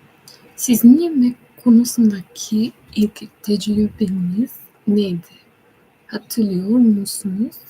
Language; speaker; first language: Turkish; non-native, learner; English